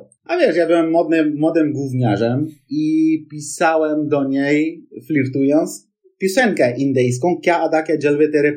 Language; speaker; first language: Polish; non-native, fluent; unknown